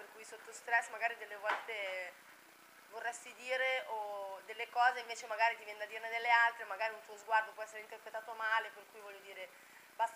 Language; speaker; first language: Italian; native; Italian